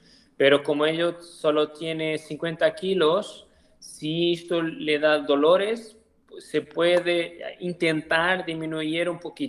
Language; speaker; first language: Spanish; non-native, learner; Portuguese